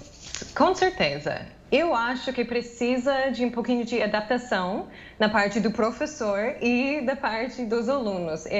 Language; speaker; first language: Portuguese; non-native, fluent; English